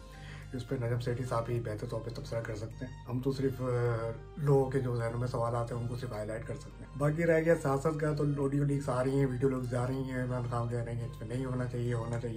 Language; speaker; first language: Urdu; native; Urdu